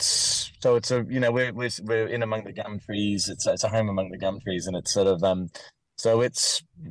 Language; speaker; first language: English; native; English